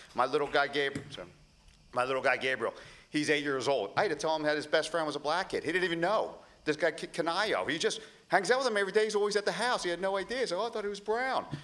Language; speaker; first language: English; native; English